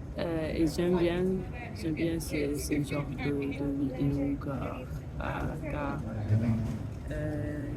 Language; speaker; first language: French; non-native, fluent; English